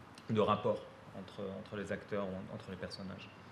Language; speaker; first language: French; native; French